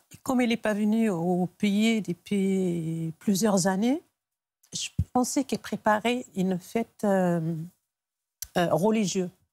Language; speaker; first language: French; non-native, local second language; Arabic